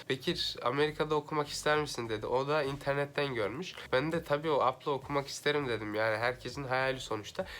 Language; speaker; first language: Turkish; native; Turkish